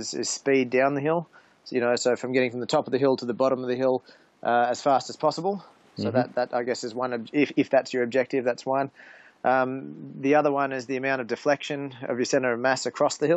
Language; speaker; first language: English; native; English